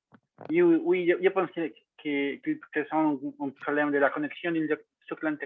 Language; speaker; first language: French; non-native, learner; Spanish